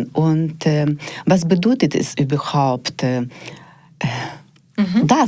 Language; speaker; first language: German; non-native, learner; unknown